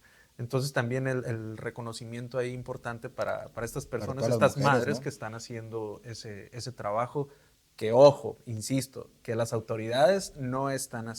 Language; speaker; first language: Spanish; native; Spanish